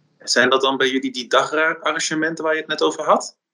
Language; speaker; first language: Dutch; native; Dutch